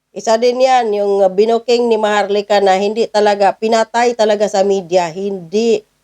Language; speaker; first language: Filipino; native; Filipino